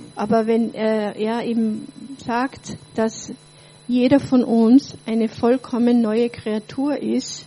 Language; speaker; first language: German; native; German